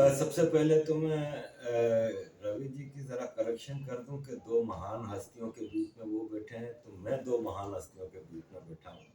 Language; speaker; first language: Urdu; native; Urdu